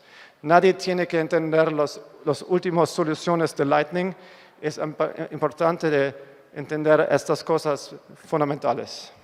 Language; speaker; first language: Spanish; non-native, fluent; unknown